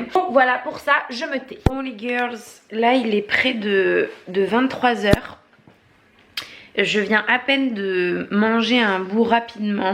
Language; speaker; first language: French; native; French